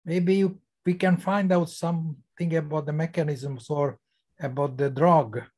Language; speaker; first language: English; non-native, fluent; Hungarian